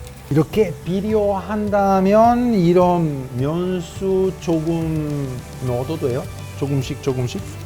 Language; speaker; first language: Korean; non-native, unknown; Italian